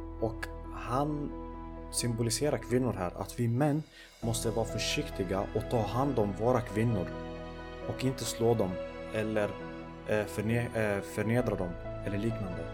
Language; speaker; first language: Swedish; early bilingual, other home language; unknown